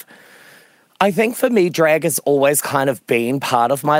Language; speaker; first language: English; native; English